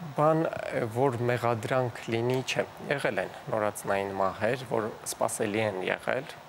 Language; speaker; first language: Armenian; native; Armenian